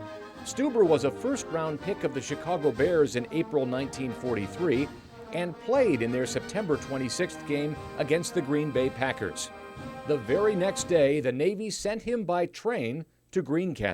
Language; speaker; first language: English; native; English